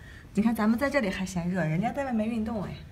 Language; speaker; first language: Chinese; native; Chinese